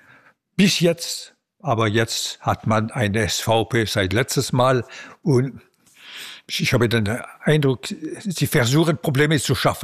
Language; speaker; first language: German; non-native, local second language; French